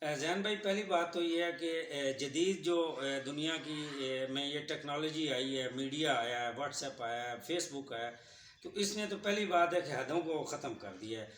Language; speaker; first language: Urdu; non-native, local second language; Punjabi